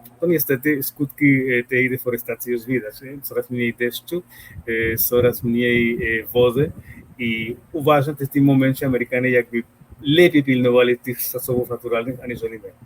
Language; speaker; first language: Polish; non-native, fluent; Spanish